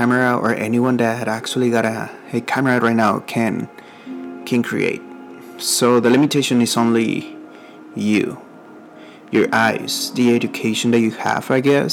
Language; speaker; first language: English; non-native, fluent; Spanish